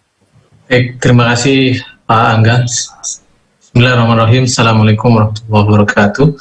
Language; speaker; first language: Indonesian; native; Indonesian